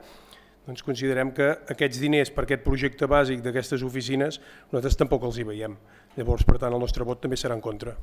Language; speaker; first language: Catalan; native; Catalan